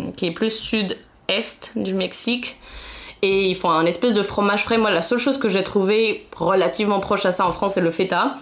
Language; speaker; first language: French; non-native, fluent; Spanish